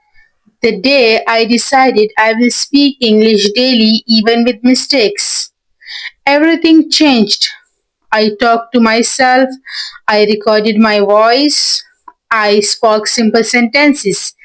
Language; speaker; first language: English; non-native, learner; Hindi